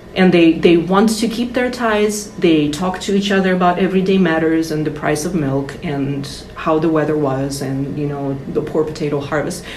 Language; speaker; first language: English; non-native, fluent; Russian